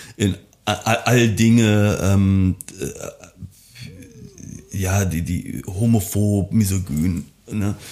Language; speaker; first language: German; early bilingual, other home language; Persian